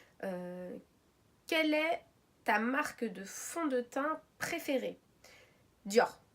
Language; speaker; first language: French; early bilingual, other home language; Arabic